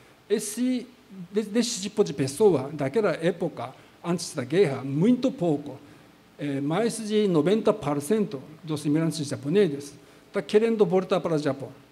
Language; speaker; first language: Portuguese; non-native, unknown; Japanese